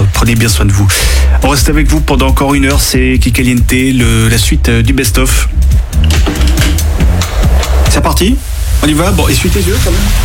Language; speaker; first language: French; native; French